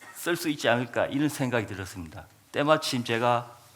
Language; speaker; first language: Korean; native; Korean